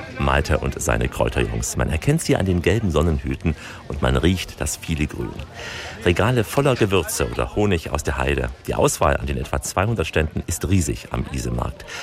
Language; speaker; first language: German; native; German